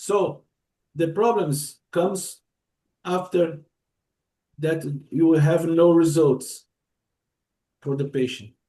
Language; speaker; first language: English; non-native, learner; Portuguese